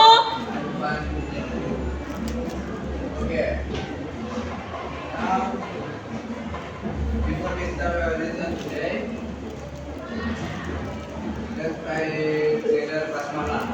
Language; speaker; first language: English; non-native, learner; Indonesian